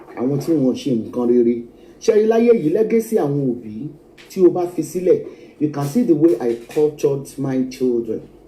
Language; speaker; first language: English; non-native, local second language; Yoruba